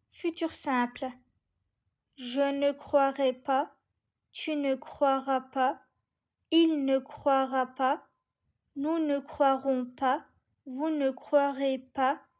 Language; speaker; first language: French; non-native, learner; Turkish